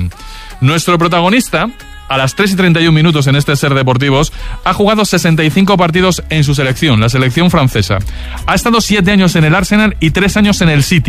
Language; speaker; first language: Spanish; native; Spanish